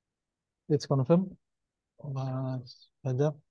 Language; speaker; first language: English; non-native, learner; Indonesian